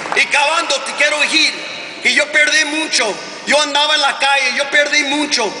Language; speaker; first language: Spanish; early bilingual, heritage; Spanish